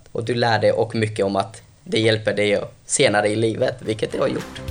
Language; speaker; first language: Swedish; early bilingual, other home language; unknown